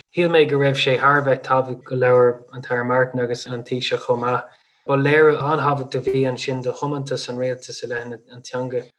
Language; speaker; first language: Irish; non-native, local second language; English